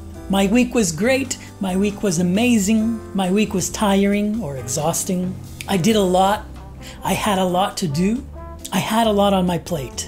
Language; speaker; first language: English; native; English